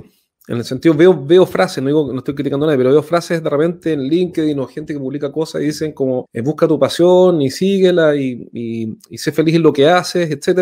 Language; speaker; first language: Spanish; native; Spanish